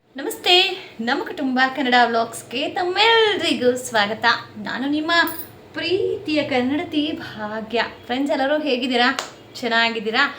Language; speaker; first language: Kannada; non-native, local second language; Telugu